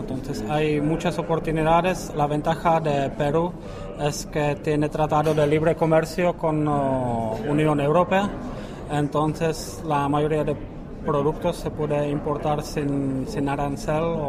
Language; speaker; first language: Spanish; non-native, fluent; Czech